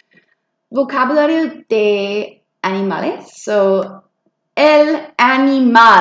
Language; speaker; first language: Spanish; non-native, fluent; English